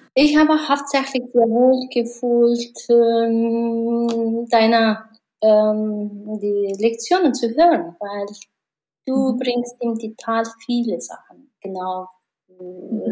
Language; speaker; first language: German; non-native, learner; Mongolian